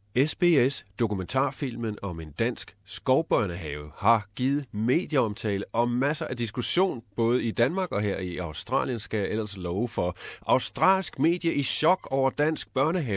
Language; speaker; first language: Danish; native; Danish